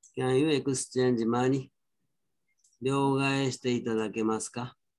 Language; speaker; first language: Japanese; native; Japanese